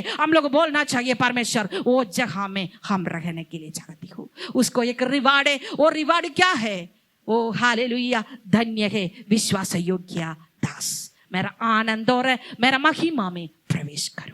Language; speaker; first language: Hindi; non-native, local second language; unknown